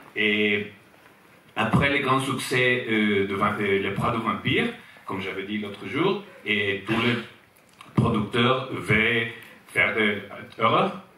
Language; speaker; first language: French; non-native, fluent; Spanish